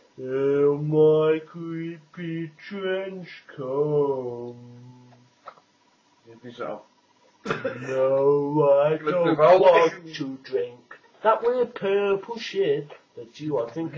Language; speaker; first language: English; native; English